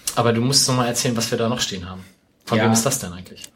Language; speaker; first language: German; native; German